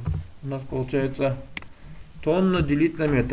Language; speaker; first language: Russian; native; Russian